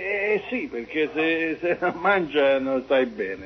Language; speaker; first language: Italian; native; Italian